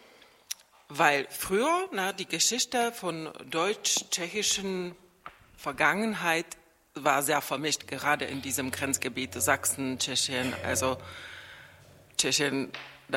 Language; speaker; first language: German; non-native, fluent; Czech